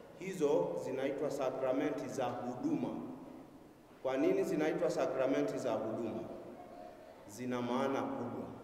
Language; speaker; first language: Swahili; non-native, local second language; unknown